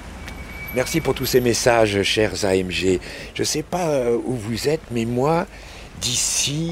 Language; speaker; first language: French; native; French